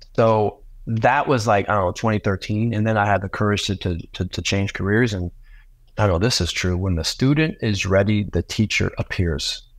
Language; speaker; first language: English; native; English